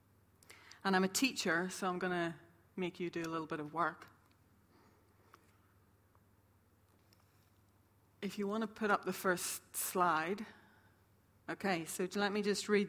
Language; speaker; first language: English; native; English